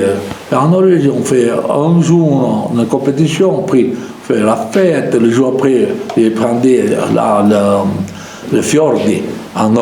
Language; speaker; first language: French; non-native, local second language; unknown